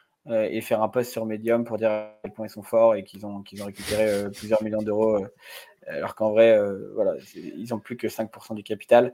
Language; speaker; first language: French; native; French